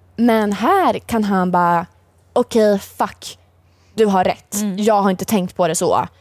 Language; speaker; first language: Swedish; native; Swedish